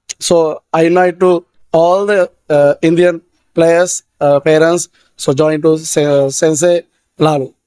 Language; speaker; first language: English; non-native, learner; Sinhala